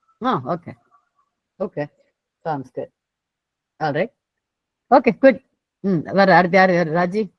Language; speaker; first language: Tamil; native; Tamil